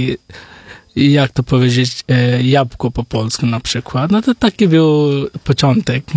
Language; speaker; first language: Polish; non-native, learner; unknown